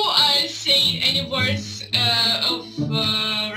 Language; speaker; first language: English; non-native, learner; Russian